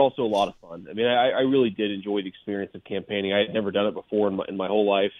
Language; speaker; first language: English; native; English